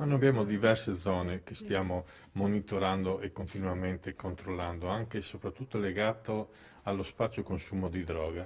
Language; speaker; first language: Italian; native; Italian